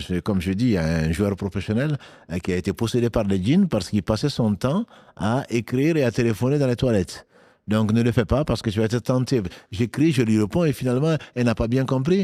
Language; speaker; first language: French; native; French